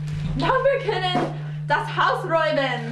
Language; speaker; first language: German; non-native, learner; English